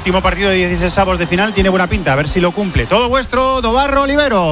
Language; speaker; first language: Spanish; native; Spanish